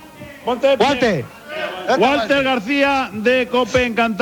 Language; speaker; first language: Spanish; native; Spanish